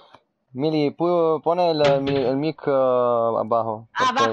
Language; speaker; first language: Spanish; non-native, learner; Italian